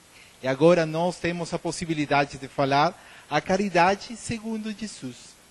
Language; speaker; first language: Portuguese; non-native, learner; Spanish